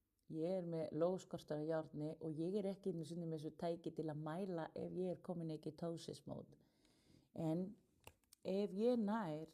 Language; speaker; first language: Icelandic; non-native, learner; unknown